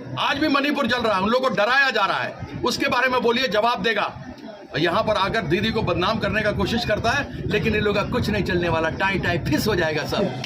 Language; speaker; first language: Hindi; native; Hindi